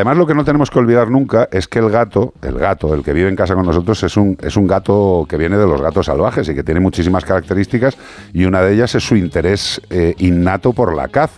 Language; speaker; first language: Spanish; native; Spanish